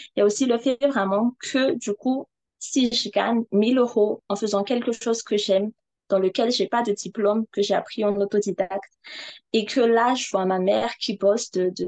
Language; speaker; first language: French; non-native, local second language; Malagasy